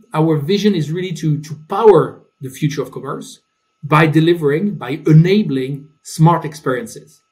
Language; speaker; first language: English; non-native, fluent; French